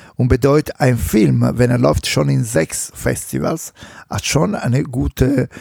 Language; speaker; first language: German; non-native, fluent; Italian